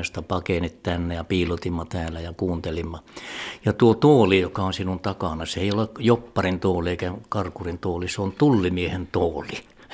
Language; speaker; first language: Finnish; early bilingual, heritage; Finnish